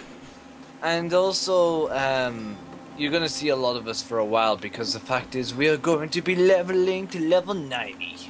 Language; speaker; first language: English; native; English